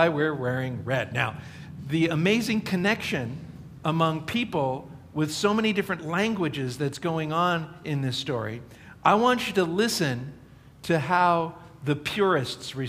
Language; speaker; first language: English; native; English